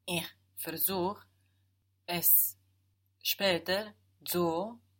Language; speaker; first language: German; non-native, learner; English